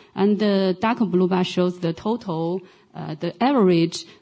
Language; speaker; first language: English; non-native, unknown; Chinese